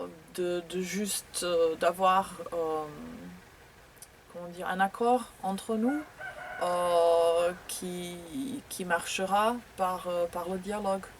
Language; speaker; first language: French; non-native, fluent; Croatian